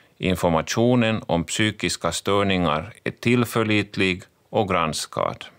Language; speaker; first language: Swedish; native; Swedish